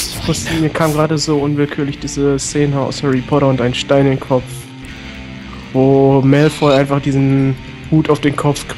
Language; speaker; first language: German; native; German